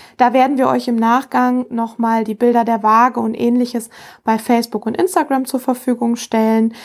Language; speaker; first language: German; native; German